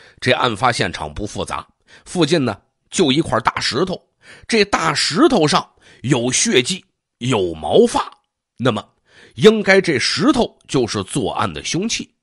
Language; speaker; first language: Chinese; native; Chinese